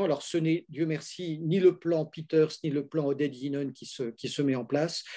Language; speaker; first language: French; native; French